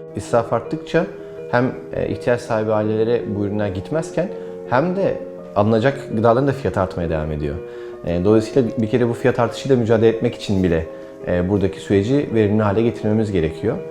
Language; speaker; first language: Turkish; native; Turkish